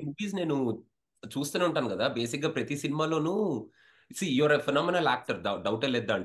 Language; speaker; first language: Telugu; native; Telugu